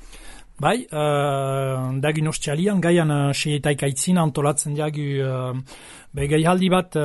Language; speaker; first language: Basque; native; Basque